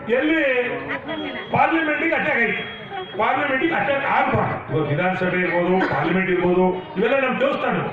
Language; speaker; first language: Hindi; non-native, local second language; Kannada